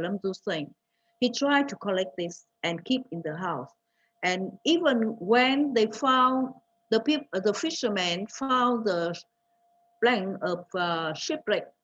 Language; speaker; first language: English; non-native, fluent; Vietnamese